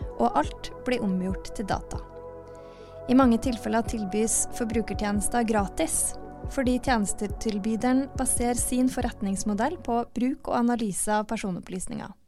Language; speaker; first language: Norwegian; native; Norwegian